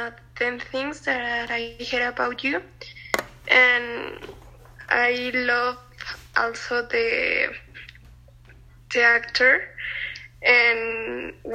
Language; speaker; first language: English; non-native, learner; Spanish